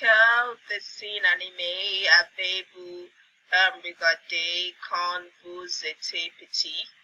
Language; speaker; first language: French; non-native, learner; English